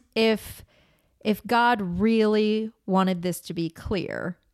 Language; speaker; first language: English; native; English